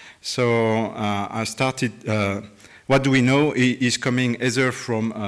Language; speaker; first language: English; non-native, fluent; French